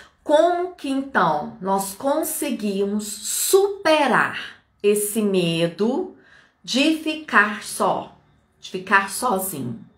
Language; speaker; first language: Portuguese; native; Portuguese